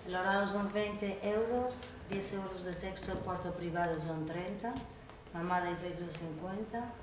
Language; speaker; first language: Spanish; native; Spanish